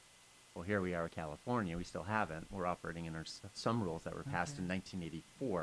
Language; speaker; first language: English; native; English